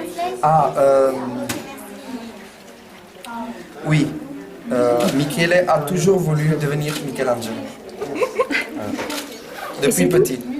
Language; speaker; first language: French; non-native, fluent; Italian